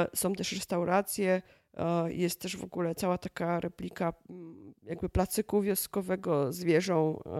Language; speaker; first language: Polish; native; Polish